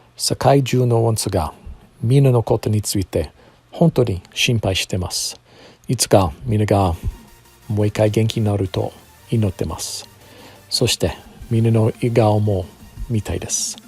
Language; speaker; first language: Japanese; non-native, learner; English